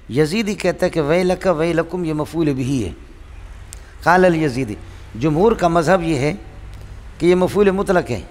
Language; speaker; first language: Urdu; non-native, local second language; Baluchi